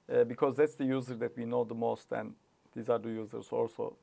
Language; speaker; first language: English; non-native, fluent; Turkish